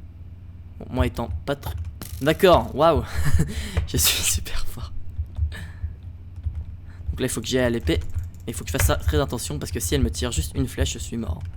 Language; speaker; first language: French; native; French